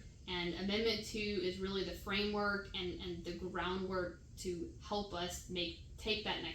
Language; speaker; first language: English; native; English